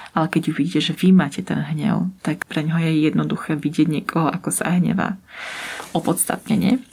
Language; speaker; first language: Slovak; native; Slovak